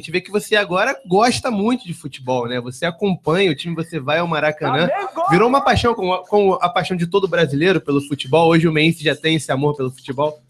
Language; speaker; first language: Portuguese; native; Portuguese